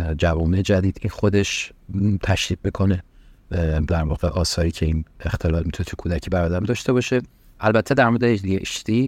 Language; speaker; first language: Persian; early bilingual, heritage; Persian